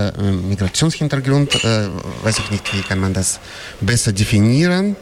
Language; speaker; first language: German; non-native, fluent; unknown